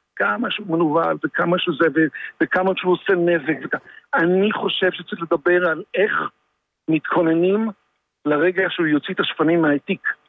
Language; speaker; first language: Hebrew; native; Hebrew